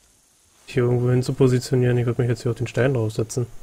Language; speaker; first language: German; native; German